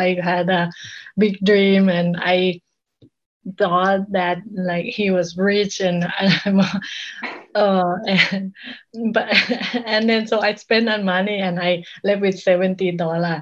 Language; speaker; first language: English; non-native, learner; Thai